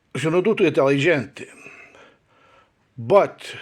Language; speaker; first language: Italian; early bilingual, heritage; English